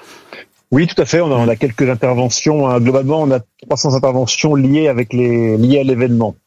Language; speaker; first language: French; native; French